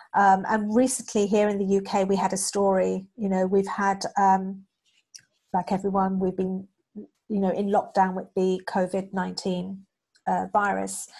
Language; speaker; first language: English; native; English